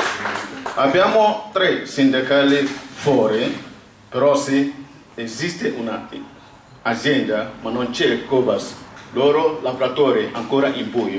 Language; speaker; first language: Italian; non-native, learner; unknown